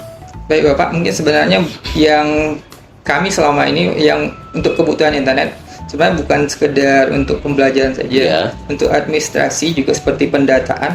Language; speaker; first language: Indonesian; native; Indonesian